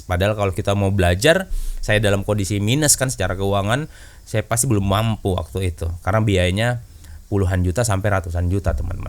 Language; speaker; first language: Indonesian; native; Indonesian